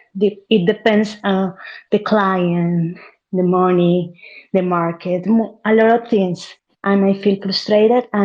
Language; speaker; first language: English; non-native, learner; Spanish